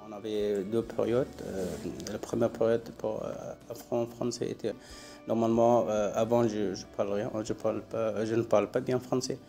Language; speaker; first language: French; non-native, learner; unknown